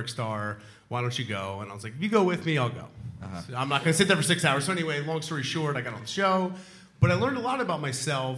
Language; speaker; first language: English; native; English